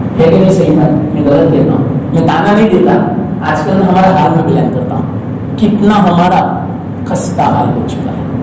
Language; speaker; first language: Urdu; non-native, local second language; Gujarati